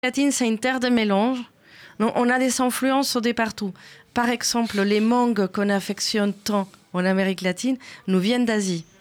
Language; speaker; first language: French; non-native, fluent; Spanish